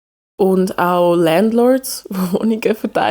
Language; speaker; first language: German; early bilingual, other home language; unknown